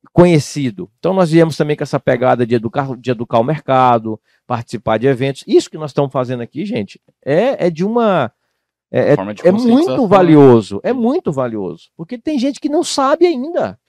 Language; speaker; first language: Portuguese; native; Portuguese